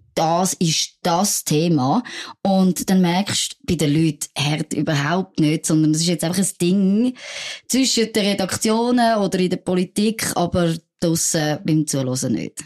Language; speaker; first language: German; non-native, fluent; French